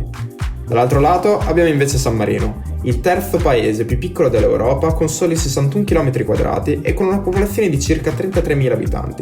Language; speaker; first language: Italian; native; Italian